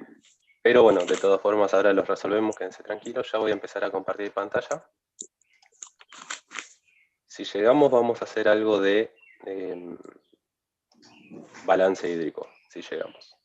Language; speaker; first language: Spanish; native; Spanish